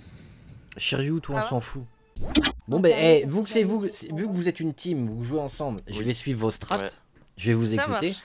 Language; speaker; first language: French; native; French